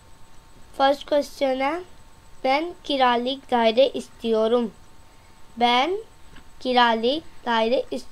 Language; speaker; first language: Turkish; non-native, learner; Urdu